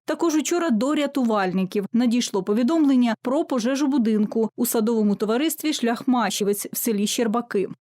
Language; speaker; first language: Ukrainian; native; Ukrainian